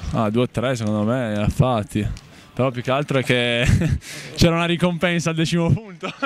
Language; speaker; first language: Italian; native; Italian